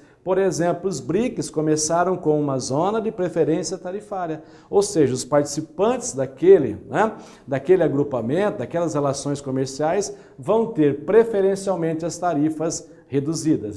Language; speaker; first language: Portuguese; native; Portuguese